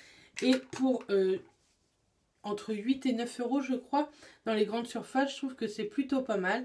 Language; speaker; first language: French; native; French